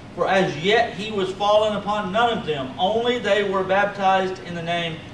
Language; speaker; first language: English; native; English